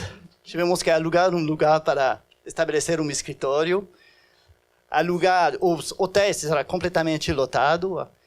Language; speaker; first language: Portuguese; non-native, fluent; French